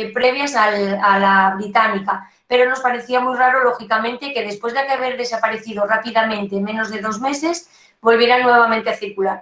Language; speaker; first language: Spanish; native; Spanish